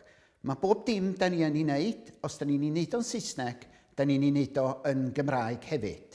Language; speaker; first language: Welsh; native; Welsh